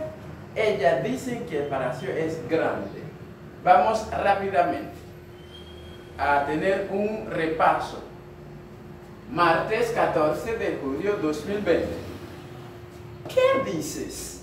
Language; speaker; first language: Spanish; non-native, fluent; Haitian Creole